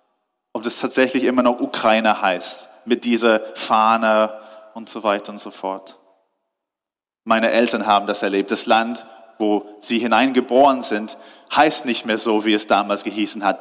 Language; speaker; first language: German; non-native, fluent; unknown